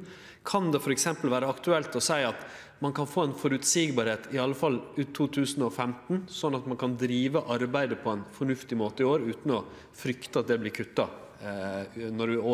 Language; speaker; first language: Norwegian; native; Norwegian